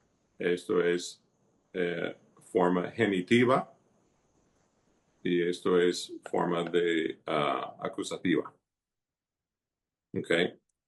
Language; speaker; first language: Spanish; non-native, fluent; English